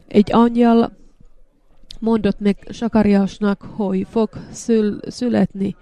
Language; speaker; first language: Hungarian; non-native, learner; Finnish